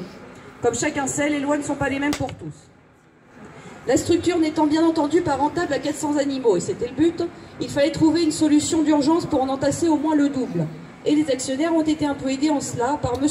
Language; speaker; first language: French; native; French